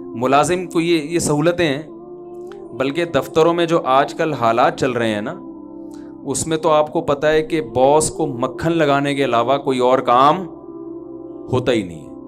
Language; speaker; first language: Urdu; native; Urdu